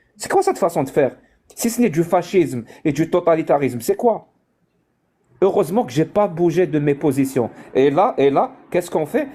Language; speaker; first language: French; non-native, local second language; Arabic